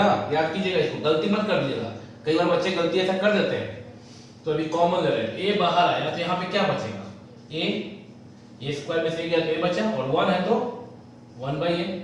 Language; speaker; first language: Hindi; native; Hindi